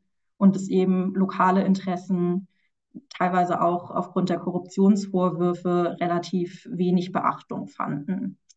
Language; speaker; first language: German; native; German